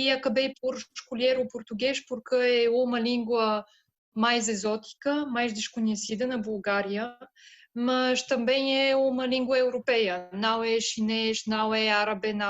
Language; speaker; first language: Portuguese; non-native, fluent; Bulgarian